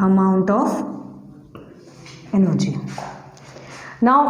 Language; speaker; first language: English; non-native, local second language; Hindi